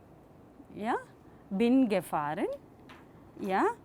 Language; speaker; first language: German; non-native, fluent; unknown